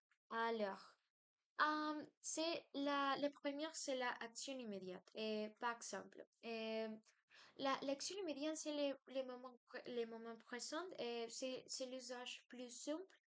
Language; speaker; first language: French; non-native, learner; Spanish